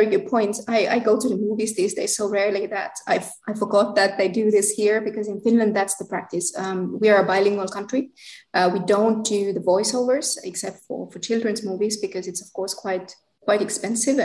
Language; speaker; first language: English; non-native, fluent; Finnish